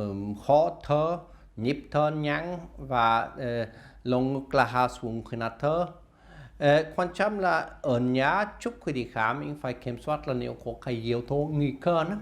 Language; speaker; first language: Vietnamese; non-native, learner; Swedish